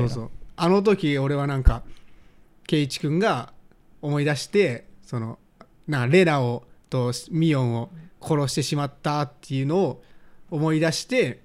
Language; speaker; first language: Japanese; native; Japanese